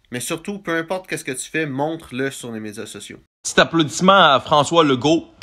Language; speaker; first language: French; native; French